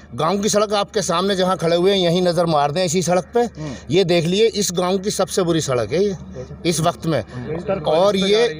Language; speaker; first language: Hindi; native; Hindi